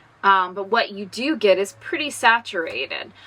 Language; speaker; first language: English; native; English